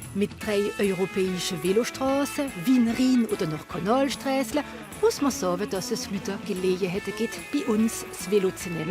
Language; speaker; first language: German; non-native, local second language; French